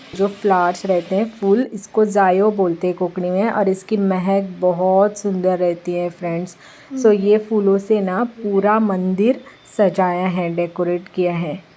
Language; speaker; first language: Hindi; non-native, local second language; Konkani